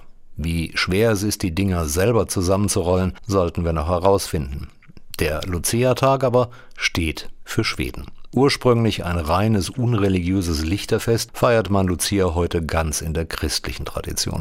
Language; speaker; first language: German; native; German